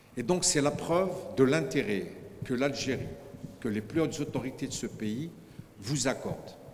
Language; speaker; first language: French; non-native, local second language; Arabic